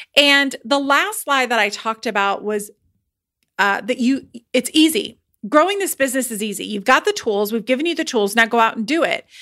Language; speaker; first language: English; native; English